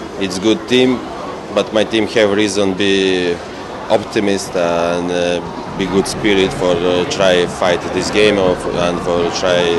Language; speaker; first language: English; non-native, fluent; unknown